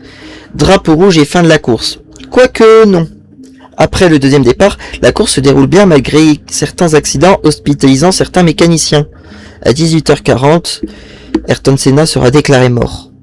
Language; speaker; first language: French; native; French